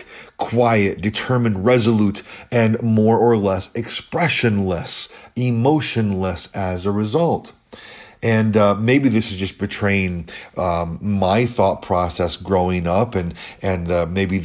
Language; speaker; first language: English; native; English